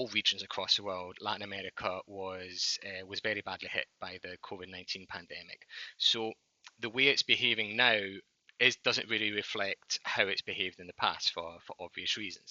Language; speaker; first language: English; native; English